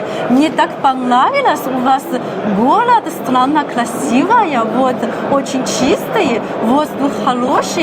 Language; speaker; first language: Russian; non-native, learner; Chinese